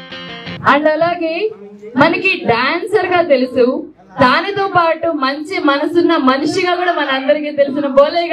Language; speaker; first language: Telugu; native; Telugu